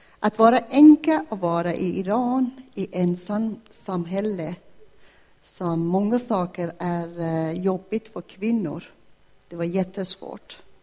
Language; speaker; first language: Swedish; non-native, fluent; Persian